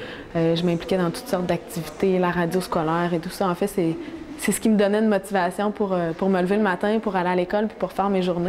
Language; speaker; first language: French; native; French